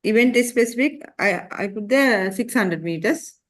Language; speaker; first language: English; non-native, learner; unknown